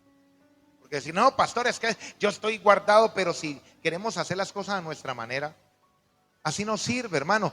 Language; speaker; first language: Spanish; native; Spanish